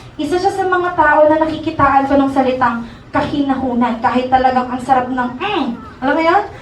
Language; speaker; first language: Filipino; native; Filipino